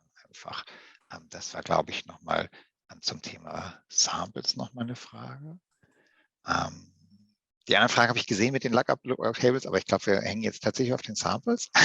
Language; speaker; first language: German; native; German